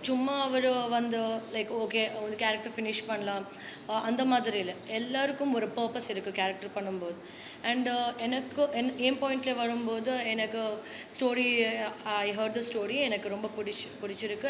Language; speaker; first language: Tamil; non-native, learner; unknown